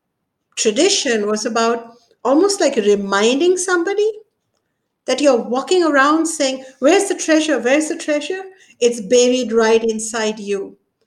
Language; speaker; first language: English; non-native, local second language; Hindi